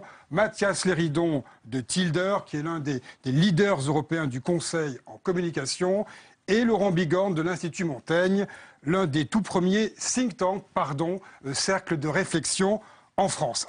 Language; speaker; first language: French; native; French